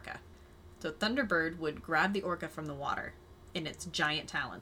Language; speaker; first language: English; native; English